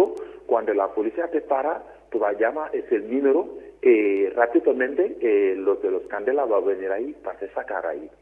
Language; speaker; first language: Spanish; non-native, learner; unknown